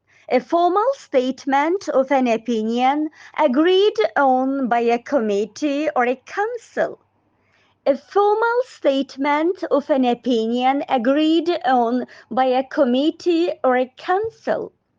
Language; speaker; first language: English; non-native, fluent; Azerbaijani